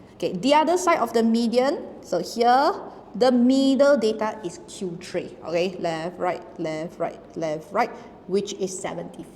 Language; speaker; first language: English; non-native, local second language; Chinese